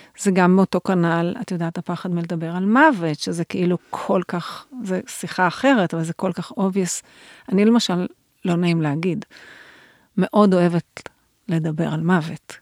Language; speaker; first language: Hebrew; native; Hebrew